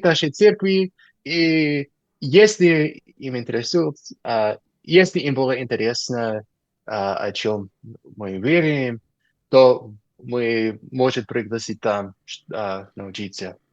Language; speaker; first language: Russian; non-native, learner; English